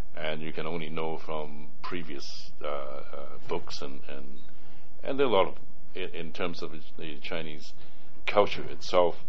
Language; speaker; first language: English; early bilingual, other home language; Cantonese